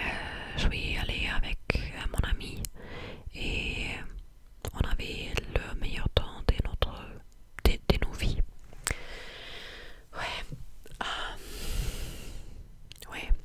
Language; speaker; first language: French; non-native, fluent; English